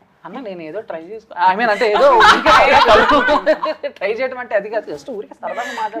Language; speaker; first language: Telugu; native; Telugu